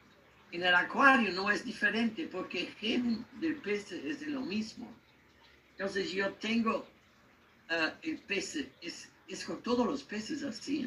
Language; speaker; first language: Spanish; non-native, learner; German